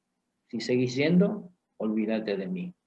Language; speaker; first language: Spanish; native; Spanish